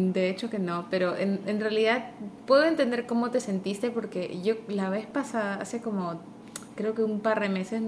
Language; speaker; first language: Spanish; early bilingual, heritage; Spanish